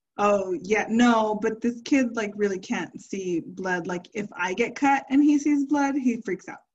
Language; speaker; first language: English; early bilingual, other home language; Spanish